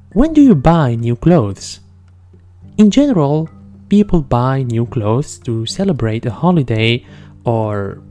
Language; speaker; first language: English; non-native, fluent; Arabic